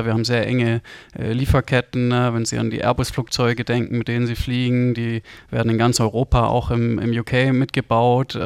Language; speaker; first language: German; native; German